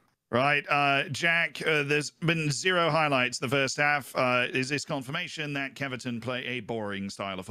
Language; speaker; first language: English; native; English